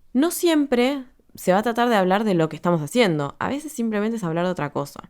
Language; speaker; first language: Spanish; native; Spanish